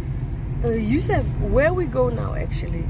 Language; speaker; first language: English; non-native, fluent; Dutch